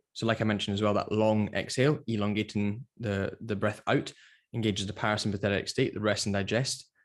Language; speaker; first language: English; native; English